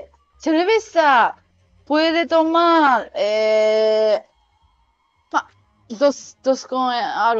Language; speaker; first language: Spanish; non-native, learner; Japanese